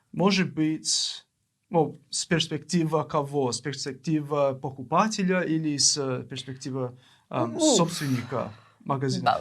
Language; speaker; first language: Russian; non-native, learner; English